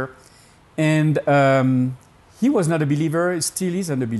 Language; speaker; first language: English; non-native, fluent; French